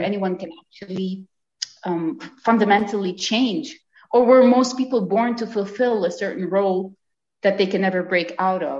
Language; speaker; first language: English; non-native, fluent; Arabic